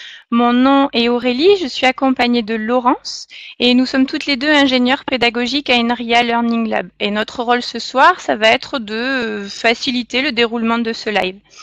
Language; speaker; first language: French; native; French